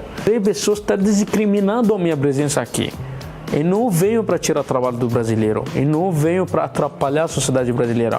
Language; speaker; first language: Portuguese; non-native, learner; Arabic